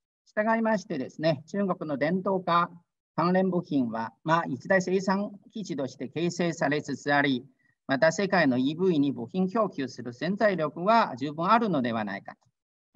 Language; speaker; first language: Japanese; non-native, fluent; Chinese